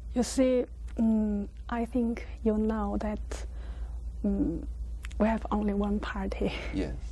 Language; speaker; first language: English; non-native, learner; Chinese